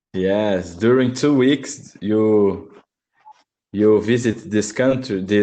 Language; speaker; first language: English; non-native, learner; Portuguese